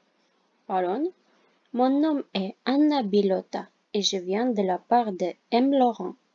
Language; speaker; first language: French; non-native, fluent; Armenian